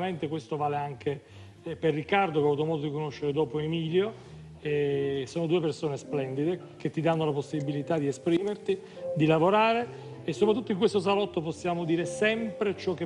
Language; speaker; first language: Italian; native; Italian